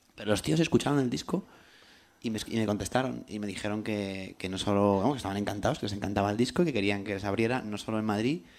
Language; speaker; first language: Spanish; native; Spanish